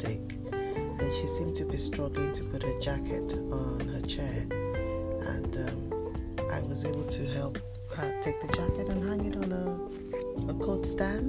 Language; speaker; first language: English; non-native, local second language; Yoruba